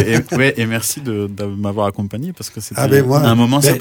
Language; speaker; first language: French; native; French